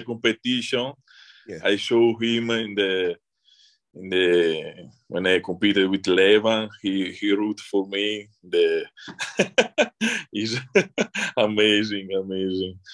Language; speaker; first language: English; non-native, learner; Italian